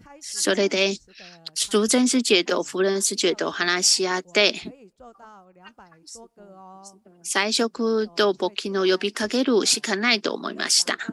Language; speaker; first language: Japanese; non-native, fluent; Chinese